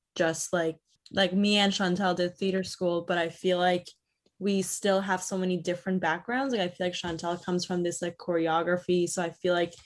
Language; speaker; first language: English; non-native, fluent; Persian